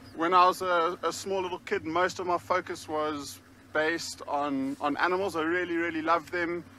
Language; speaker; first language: English; native; English